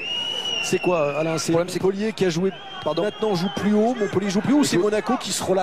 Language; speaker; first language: French; native; French